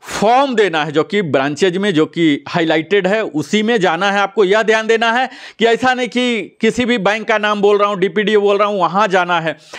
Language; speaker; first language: Hindi; native; Hindi